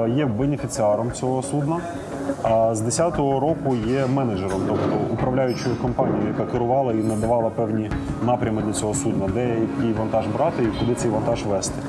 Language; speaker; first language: Ukrainian; native; Ukrainian